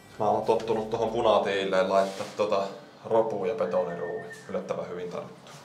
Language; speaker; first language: Finnish; native; Finnish